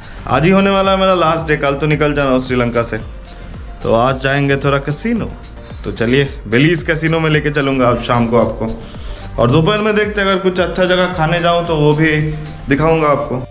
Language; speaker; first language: Hindi; non-native, local second language; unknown